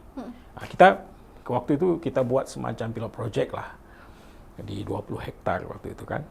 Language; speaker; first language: Indonesian; non-native, local second language; Achinese